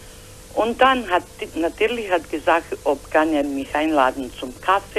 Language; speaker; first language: German; non-native, learner; Croatian